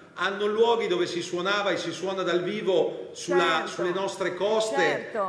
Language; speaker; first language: Italian; native; Italian